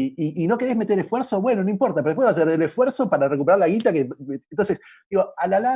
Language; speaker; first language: Spanish; native; Spanish